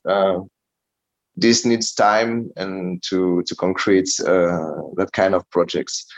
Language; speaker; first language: English; non-native, learner; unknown